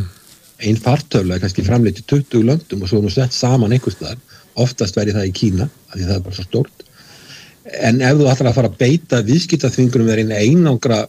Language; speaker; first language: Icelandic; native; Icelandic